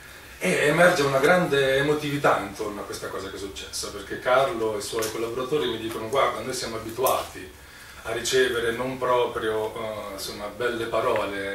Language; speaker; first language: Italian; native; Italian